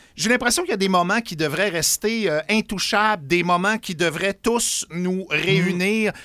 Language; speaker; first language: French; native; French